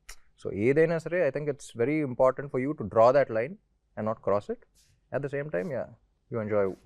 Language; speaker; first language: Telugu; native; Telugu